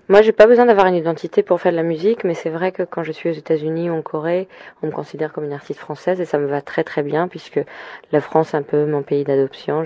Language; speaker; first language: French; early bilingual, other home language; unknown